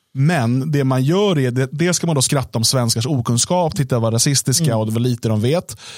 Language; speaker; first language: Swedish; native; Swedish